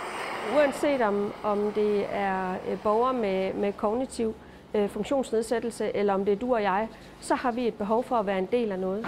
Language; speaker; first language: Danish; native; Danish